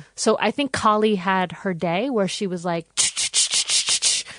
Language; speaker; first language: English; native; English